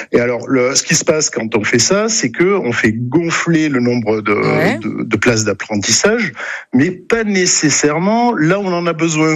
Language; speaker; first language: French; native; French